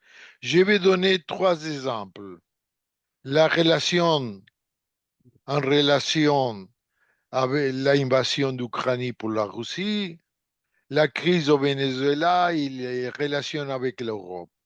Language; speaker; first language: French; non-native, fluent; Portuguese